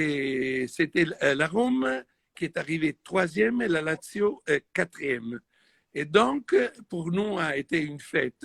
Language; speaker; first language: French; non-native, fluent; Italian